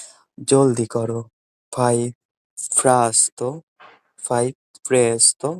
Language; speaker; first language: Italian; non-native, fluent; Bangla